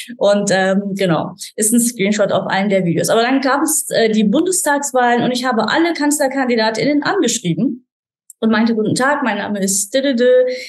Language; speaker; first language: German; non-native, fluent; Turkish